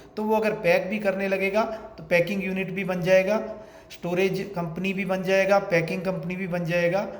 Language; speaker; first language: Hindi; native; Hindi